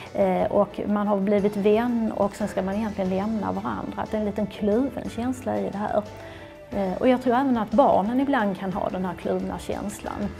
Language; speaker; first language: Swedish; native; Swedish